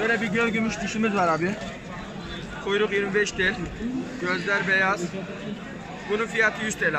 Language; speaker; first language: Turkish; native; Turkish